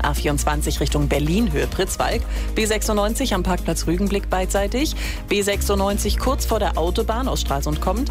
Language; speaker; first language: German; native; German